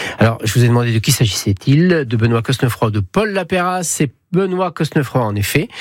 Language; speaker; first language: French; native; French